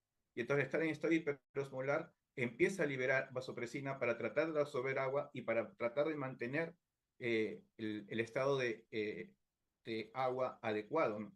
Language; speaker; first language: Spanish; native; Spanish